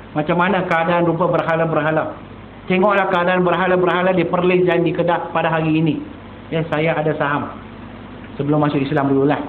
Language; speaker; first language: Malay; non-native, local second language; Tamil